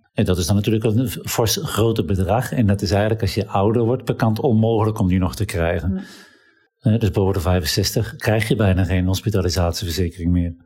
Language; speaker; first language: Dutch; native; Dutch